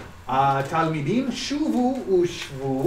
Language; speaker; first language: Hebrew; non-native, learner; English